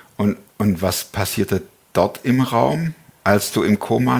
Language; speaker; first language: German; native; German